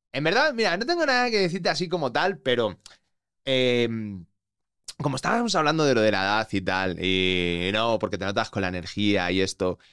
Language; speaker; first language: Spanish; native; Spanish